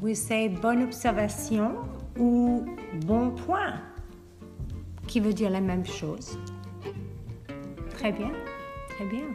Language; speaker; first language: French; native; French